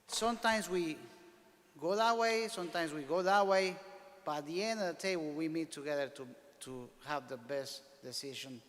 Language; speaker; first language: English; non-native, fluent; Spanish